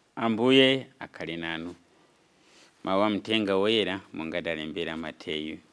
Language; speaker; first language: Nyanja; non-native, fluent; Nyankole